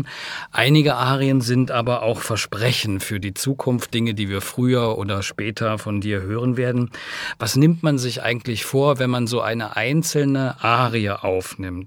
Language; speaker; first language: German; native; German